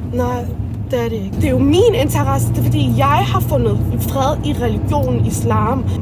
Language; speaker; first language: Danish; early bilingual, other home language; Arabic